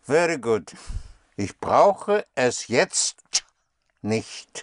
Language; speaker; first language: German; non-native, fluent; English